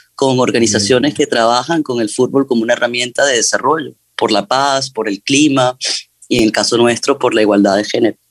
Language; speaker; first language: Spanish; native; Spanish